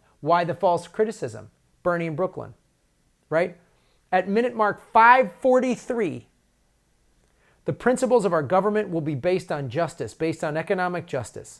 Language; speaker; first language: English; native; English